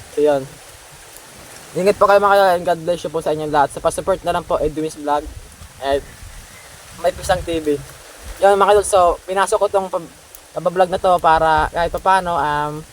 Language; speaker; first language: Filipino; non-native, local second language; Bikol